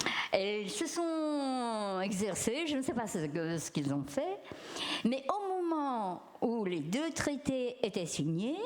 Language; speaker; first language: French; non-native, fluent; Bulgarian